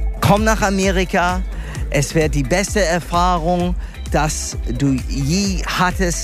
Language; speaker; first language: German; non-native, learner; English